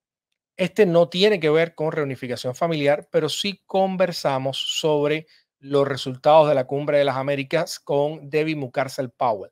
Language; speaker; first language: Spanish; native; Spanish